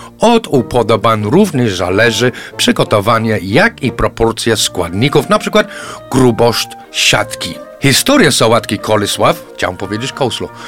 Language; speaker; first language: Polish; non-native, fluent; English